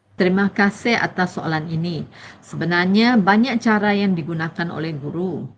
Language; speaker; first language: Malay; non-native, local second language; Chinese